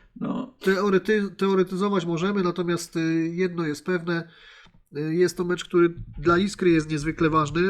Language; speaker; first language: Polish; native; Polish